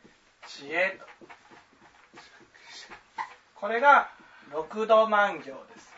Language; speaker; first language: Japanese; native; Japanese